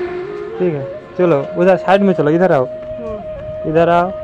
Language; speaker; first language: Hindi; non-native, local second language; Bangla